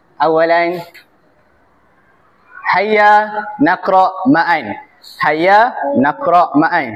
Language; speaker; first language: Arabic; non-native, learner; Malay